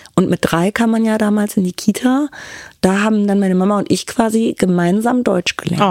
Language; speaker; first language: German; early bilingual, other home language; Turkish